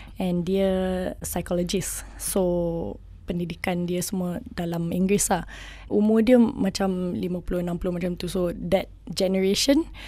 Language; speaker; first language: Malay; non-native, local second language; English